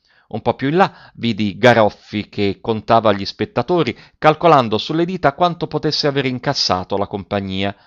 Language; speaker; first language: Italian; native; Italian